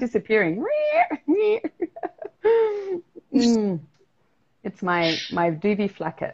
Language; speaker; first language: English; native; English